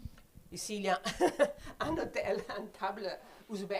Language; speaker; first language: French; non-native, fluent; Spanish